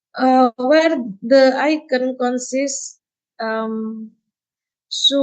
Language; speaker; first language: English; non-native, learner; Indonesian